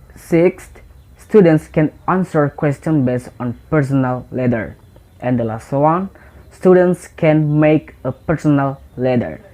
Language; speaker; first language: English; non-native, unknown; Indonesian